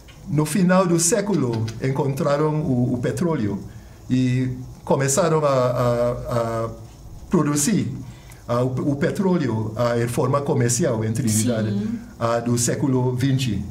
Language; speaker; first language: Portuguese; non-native, fluent; English